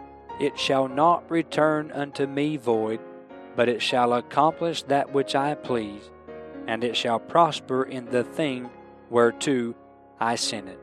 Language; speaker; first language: English; native; English